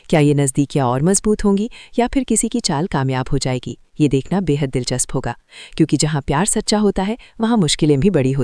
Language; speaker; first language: Hindi; native; Hindi